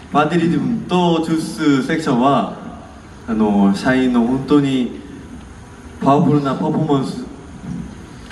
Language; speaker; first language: Japanese; non-native, learner; Korean